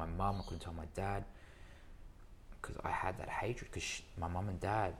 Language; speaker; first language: English; native; English